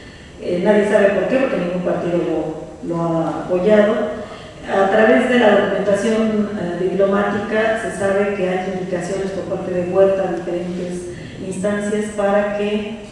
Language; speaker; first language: Spanish; native; Spanish